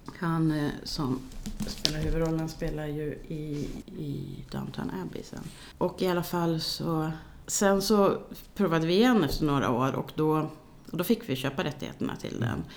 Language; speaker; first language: Swedish; native; Swedish